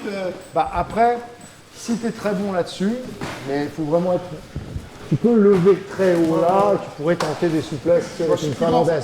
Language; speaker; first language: French; native; French